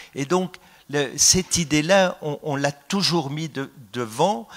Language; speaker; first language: French; native; French